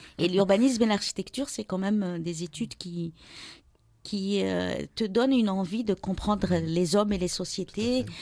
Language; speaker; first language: French; non-native, local second language; Arabic